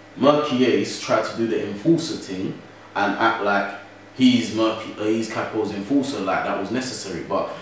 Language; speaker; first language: English; native; English